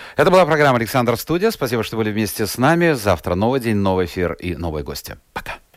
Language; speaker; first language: Russian; native; Russian